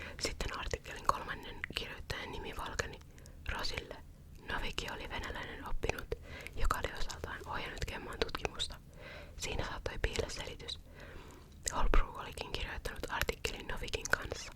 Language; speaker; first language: Finnish; native; Finnish